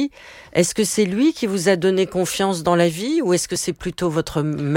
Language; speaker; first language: French; native; French